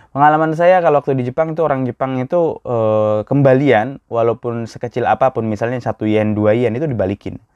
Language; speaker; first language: Indonesian; native; Indonesian